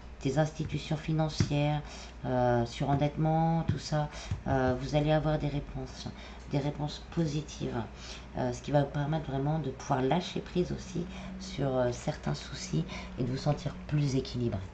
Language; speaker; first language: French; native; French